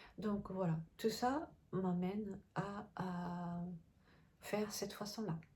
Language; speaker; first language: French; non-native, fluent; Japanese